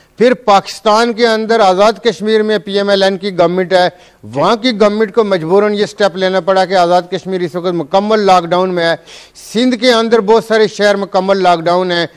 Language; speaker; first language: Urdu; non-native, local second language; Punjabi